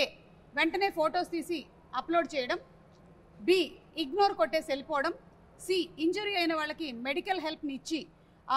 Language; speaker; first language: Telugu; native; Telugu